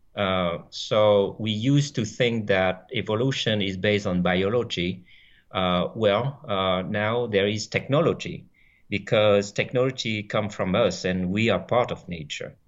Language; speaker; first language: English; non-native, fluent; French